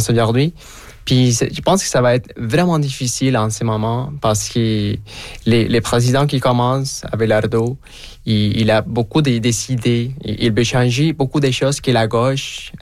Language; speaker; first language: French; non-native, fluent; Spanish